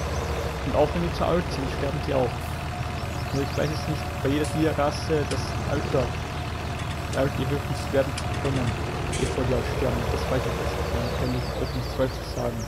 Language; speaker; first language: German; native; German